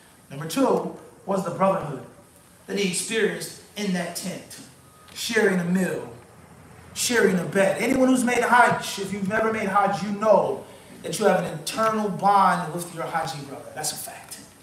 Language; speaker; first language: English; native; English